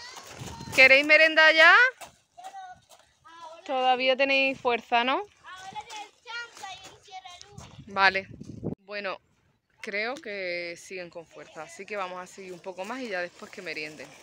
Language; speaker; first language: Spanish; native; Spanish